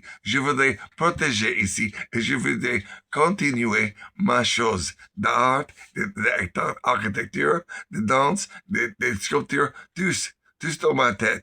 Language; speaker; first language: French; non-native, learner; English